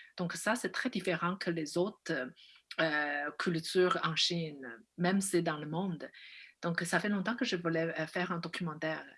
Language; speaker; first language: French; non-native, fluent; Chinese